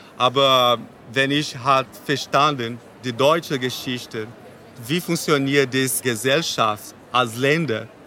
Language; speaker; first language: German; non-native, learner; Portuguese